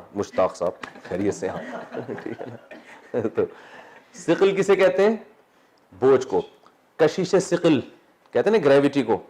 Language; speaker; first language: Urdu; native; Urdu